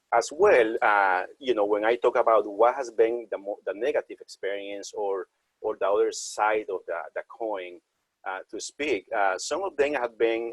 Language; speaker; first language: English; non-native, fluent; Spanish